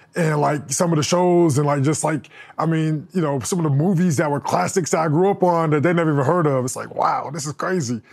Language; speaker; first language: English; native; English